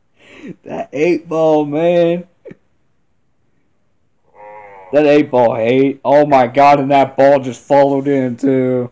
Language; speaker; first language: English; native; English